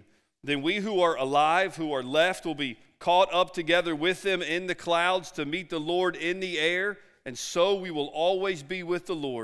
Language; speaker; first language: English; native; English